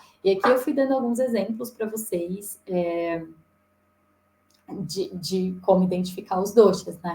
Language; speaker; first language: Portuguese; native; Portuguese